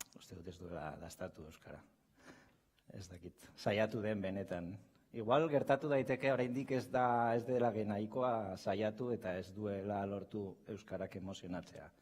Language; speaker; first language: Basque; non-native, local second language; Spanish